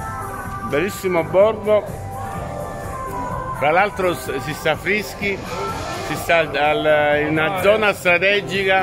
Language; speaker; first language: Italian; native; Italian